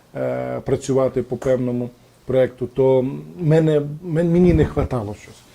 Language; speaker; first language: Ukrainian; non-native, local second language; Romany